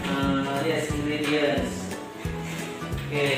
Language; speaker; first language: English; non-native, learner; Indonesian